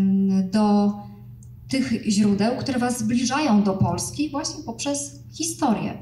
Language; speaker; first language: Polish; native; Polish